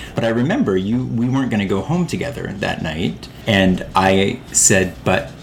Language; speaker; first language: English; native; English